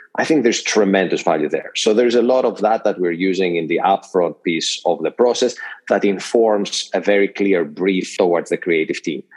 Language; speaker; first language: English; non-native, fluent; Greek